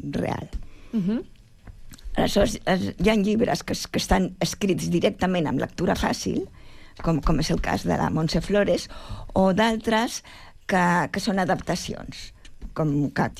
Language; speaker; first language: Catalan; native; Catalan